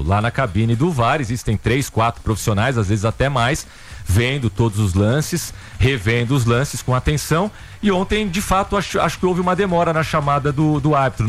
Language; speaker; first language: Portuguese; native; Portuguese